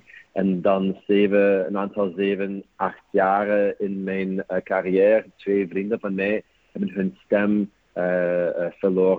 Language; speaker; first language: Dutch; non-native, fluent; English